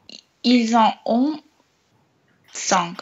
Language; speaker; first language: French; non-native, learner; Russian